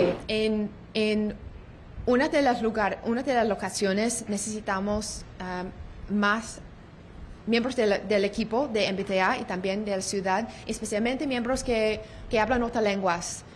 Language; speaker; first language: Spanish; non-native, learner; English